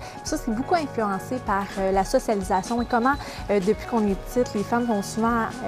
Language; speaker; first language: French; native; French